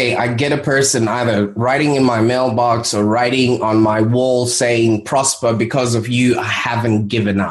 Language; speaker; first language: English; non-native, local second language; Shona